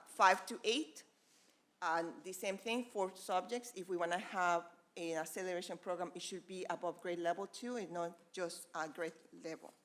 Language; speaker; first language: English; non-native, fluent; Spanish